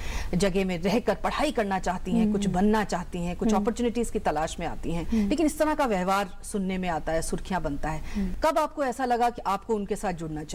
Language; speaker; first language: Hindi; native; Hindi